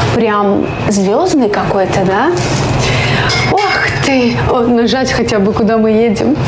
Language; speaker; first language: Russian; native; Russian